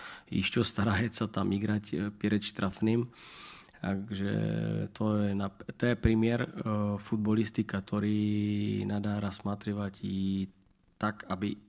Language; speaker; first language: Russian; non-native, learner; Czech